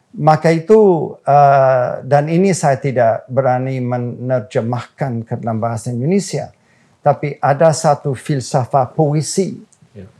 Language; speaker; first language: Indonesian; non-native, fluent; English